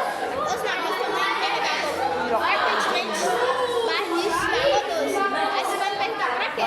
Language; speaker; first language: Portuguese; native; Portuguese